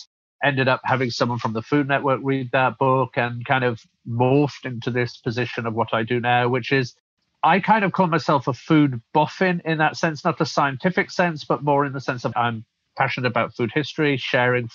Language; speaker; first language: English; native; English